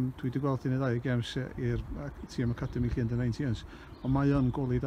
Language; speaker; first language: Welsh; native; Welsh